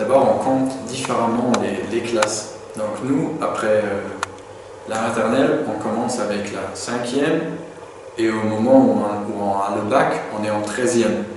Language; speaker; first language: French; non-native, fluent; German